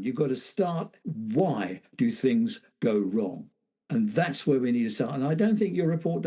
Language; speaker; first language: English; native; English